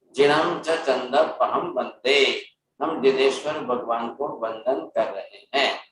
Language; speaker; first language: Hindi; non-native, local second language; Gujarati